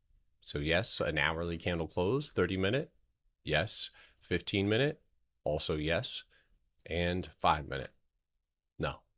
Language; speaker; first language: English; native; English